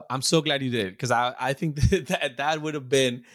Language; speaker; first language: English; non-native, local second language; Telugu